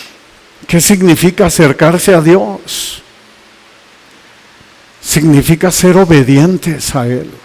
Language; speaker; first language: Spanish; native; Spanish